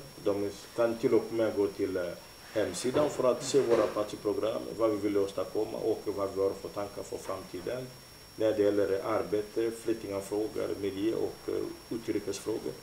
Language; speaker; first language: Swedish; non-native, fluent; Lingala